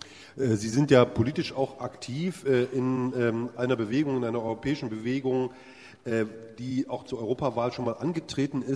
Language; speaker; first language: German; native; German